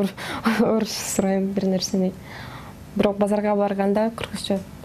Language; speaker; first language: Kyrgyz; non-native, fluent; Russian